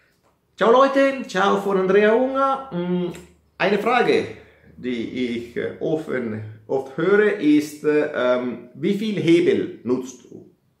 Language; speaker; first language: German; non-native, fluent; Italian